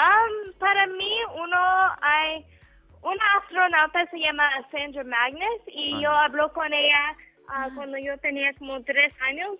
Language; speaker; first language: Spanish; non-native, learner; English